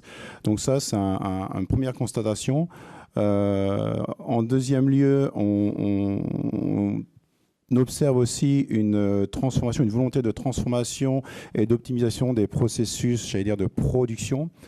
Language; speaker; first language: French; native; French